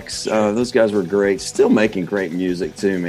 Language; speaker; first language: English; native; English